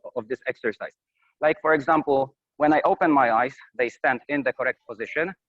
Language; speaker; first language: English; non-native, fluent; Polish